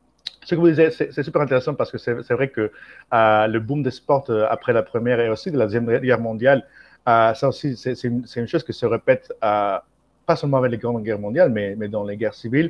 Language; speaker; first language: French; non-native, fluent; Spanish